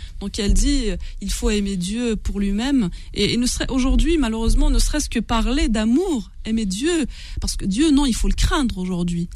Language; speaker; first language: French; non-native, local second language; Kabyle